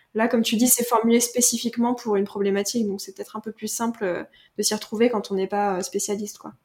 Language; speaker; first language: French; native; French